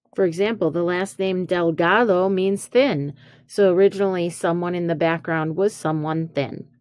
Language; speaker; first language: English; native; English